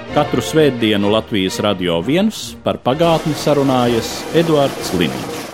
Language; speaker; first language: Latvian; native; Latvian